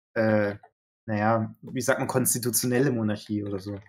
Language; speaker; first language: German; native; German